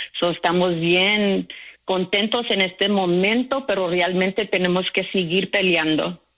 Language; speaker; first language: Spanish; early bilingual, heritage; Spanish